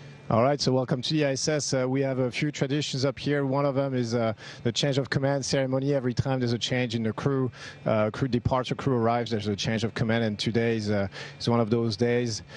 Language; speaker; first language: English; non-native, fluent; French